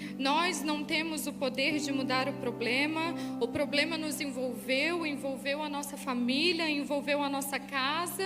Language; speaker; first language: Portuguese; native; Portuguese